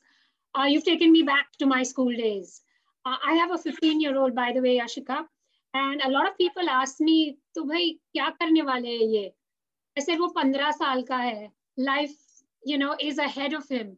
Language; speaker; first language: English; non-native, local second language; Hindi